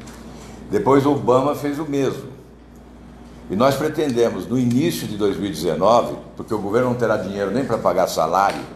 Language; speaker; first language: Portuguese; native; Portuguese